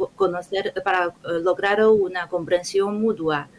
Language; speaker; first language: Spanish; non-native, fluent; Chinese